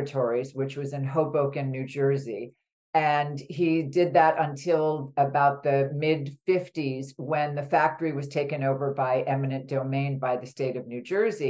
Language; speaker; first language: English; native; English